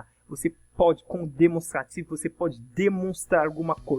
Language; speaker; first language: Portuguese; non-native, fluent; French